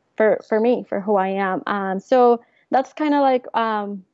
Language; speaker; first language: English; early bilingual, other home language; Spanish